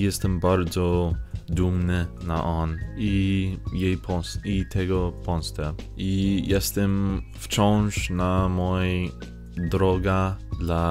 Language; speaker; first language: Polish; non-native, learner; English